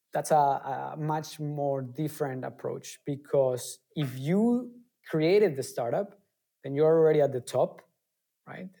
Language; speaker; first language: English; non-native, fluent; Spanish